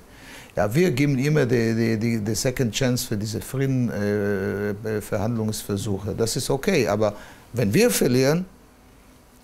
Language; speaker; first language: German; non-native, fluent; Hebrew